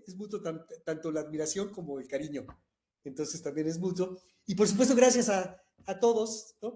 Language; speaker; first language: Spanish; native; Spanish